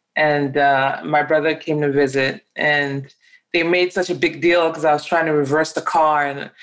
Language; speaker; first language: English; non-native, local second language; Yoruba